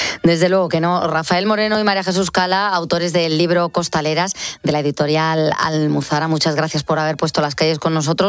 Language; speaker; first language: Spanish; native; Spanish